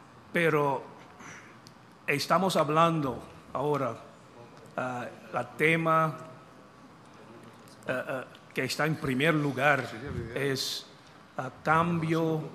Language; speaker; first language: Spanish; non-native, fluent; English